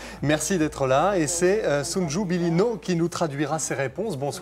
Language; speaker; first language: French; native; French